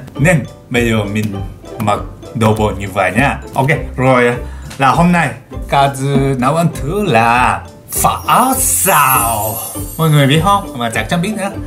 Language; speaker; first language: Vietnamese; non-native, learner; Japanese